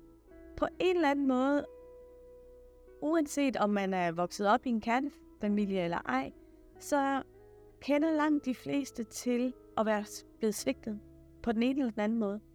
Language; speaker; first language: Danish; native; Danish